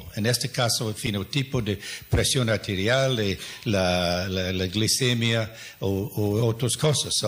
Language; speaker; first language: Spanish; non-native, fluent; English